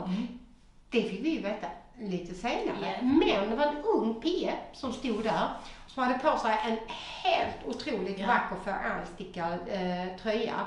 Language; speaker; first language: Swedish; native; Swedish